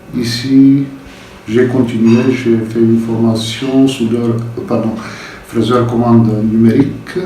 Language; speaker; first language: French; non-native, fluent; Bulgarian